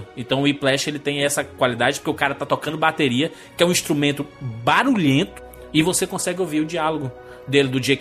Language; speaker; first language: Portuguese; native; Portuguese